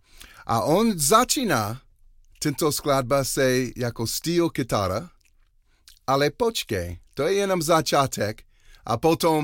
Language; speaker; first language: Czech; non-native, learner; English